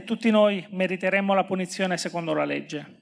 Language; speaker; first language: Italian; native; Italian